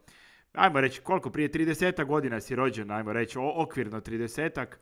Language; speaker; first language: Croatian; native; Croatian